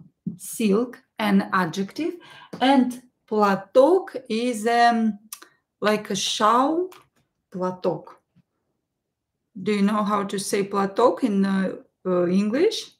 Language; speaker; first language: English; non-native, fluent; Russian